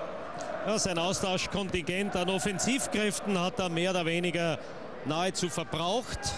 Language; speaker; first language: German; native; German